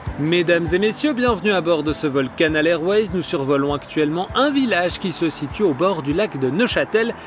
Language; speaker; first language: French; native; French